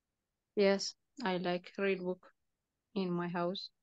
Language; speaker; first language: English; non-native, learner; Tigrinya